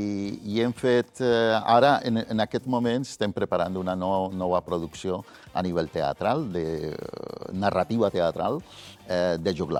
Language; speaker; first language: Catalan; non-native, fluent; Spanish